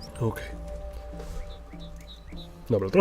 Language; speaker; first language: Polish; native; Polish